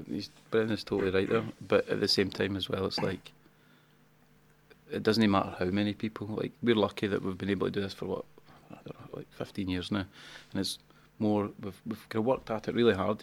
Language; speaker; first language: English; native; English